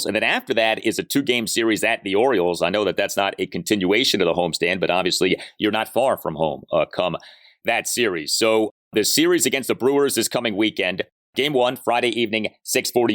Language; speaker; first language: English; native; English